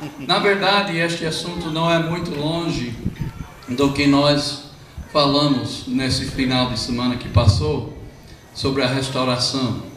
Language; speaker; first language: Portuguese; non-native, fluent; English